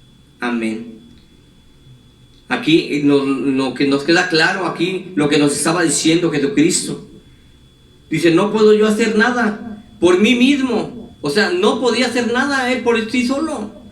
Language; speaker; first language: Spanish; native; Spanish